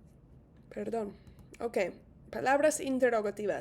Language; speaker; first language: Spanish; non-native, fluent; English